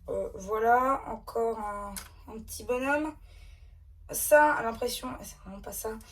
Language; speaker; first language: French; native; French